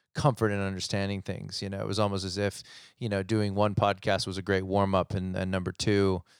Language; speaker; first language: English; native; English